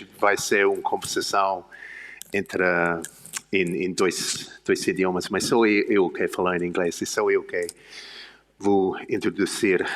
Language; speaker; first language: Portuguese; non-native, learner; English